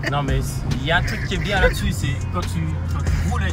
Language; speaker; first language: French; native; French